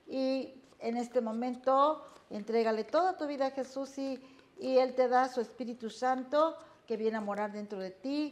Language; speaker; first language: Spanish; native; Spanish